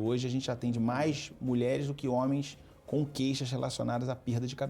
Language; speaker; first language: Portuguese; native; Portuguese